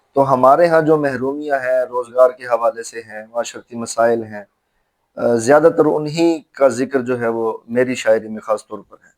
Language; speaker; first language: Urdu; non-native, local second language; Haryanvi